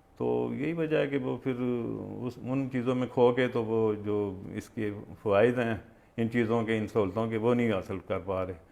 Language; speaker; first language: Urdu; non-native, local second language; Punjabi